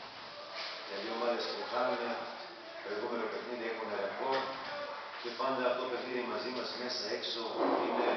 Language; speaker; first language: Greek; non-native, fluent; Serbian